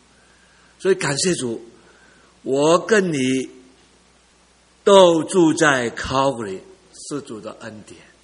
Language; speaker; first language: Chinese; early bilingual, heritage; Cantonese